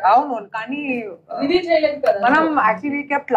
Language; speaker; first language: Telugu; non-native, fluent; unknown